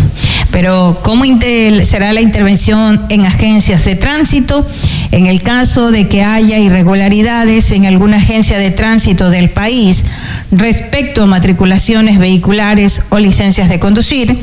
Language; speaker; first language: Spanish; native; Spanish